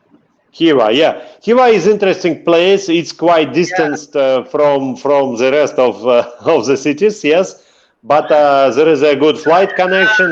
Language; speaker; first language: English; non-native, fluent; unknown